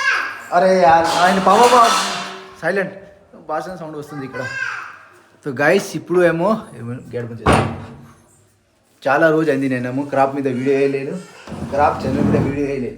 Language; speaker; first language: Telugu; non-native, learner; Hindi